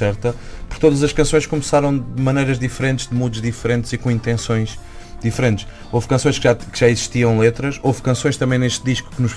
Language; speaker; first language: Portuguese; native; Portuguese